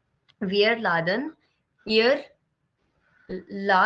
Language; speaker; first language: German; non-native, learner; Hindi